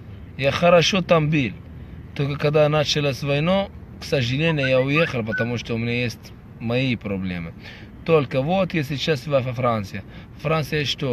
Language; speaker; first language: Russian; non-native, fluent; Arabic